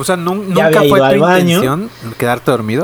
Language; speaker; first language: Spanish; native; Spanish